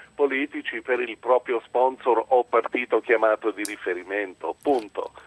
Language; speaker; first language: Italian; early bilingual, other home language; English